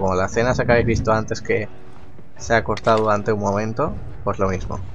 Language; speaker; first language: Spanish; native; Spanish